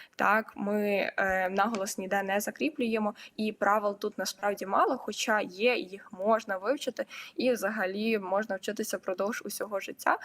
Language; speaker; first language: Ukrainian; native; Ukrainian